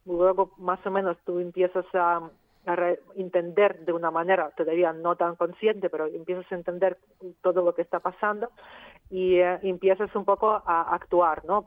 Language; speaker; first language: Spanish; non-native, fluent; Ukrainian